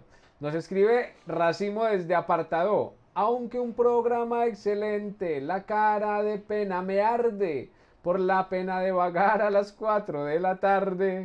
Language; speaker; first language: Spanish; native; Spanish